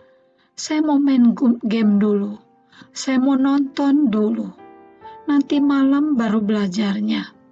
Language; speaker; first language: Indonesian; native; Indonesian